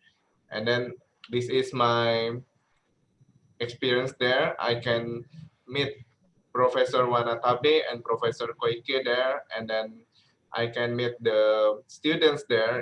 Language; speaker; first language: English; non-native, learner; Indonesian